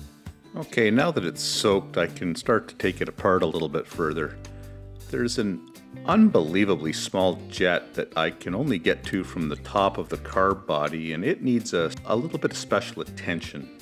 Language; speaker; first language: English; native; English